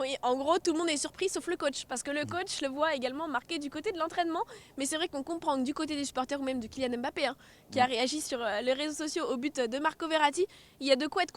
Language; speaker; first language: French; native; French